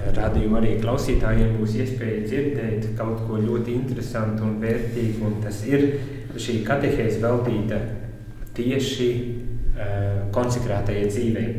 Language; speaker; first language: Latvian; native; Latvian